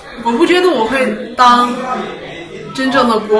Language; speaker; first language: Chinese; early bilingual, heritage; Chinese